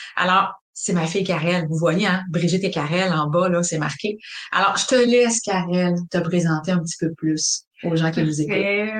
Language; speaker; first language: French; native; French